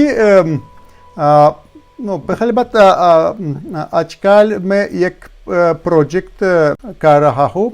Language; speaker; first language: Hindi; non-native, learner; Russian